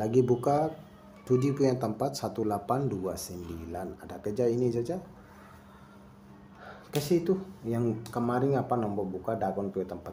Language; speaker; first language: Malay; non-native, learner; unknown